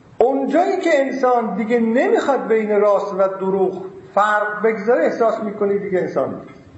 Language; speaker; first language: Persian; non-native, local second language; Azerbaijani